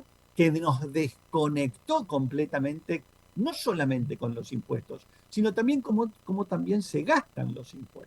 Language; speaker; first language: Spanish; native; Spanish